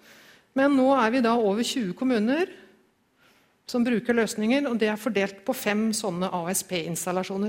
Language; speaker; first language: Norwegian; native; Norwegian